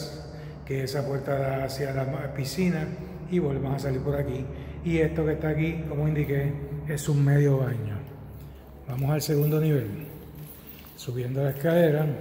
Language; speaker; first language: Spanish; native; Spanish